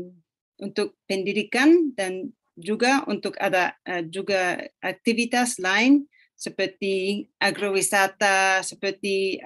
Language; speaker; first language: Indonesian; non-native, fluent; English